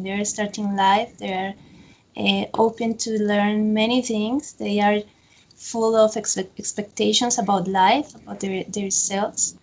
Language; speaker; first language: English; non-native, fluent; Spanish